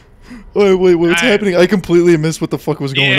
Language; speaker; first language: English; native; English